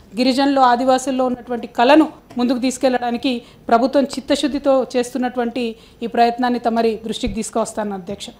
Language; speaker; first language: Telugu; native; Telugu